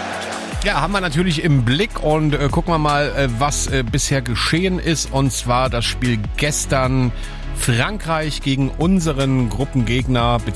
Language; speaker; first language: German; native; German